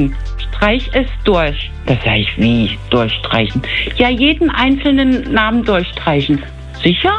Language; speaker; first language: German; native; German